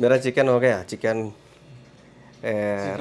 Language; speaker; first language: Hindi; non-native, learner; Telugu